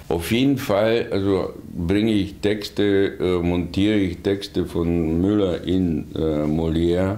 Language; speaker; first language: German; non-native, fluent; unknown